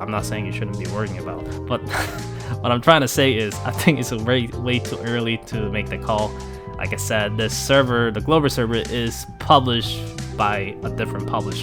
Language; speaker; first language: English; non-native, fluent; Korean